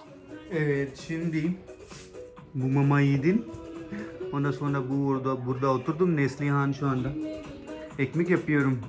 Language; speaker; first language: Turkish; non-native, learner; Urdu